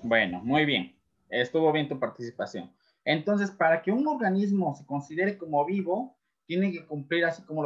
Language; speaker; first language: Spanish; native; Spanish